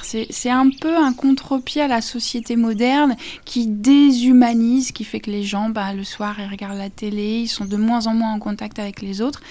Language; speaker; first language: French; native; French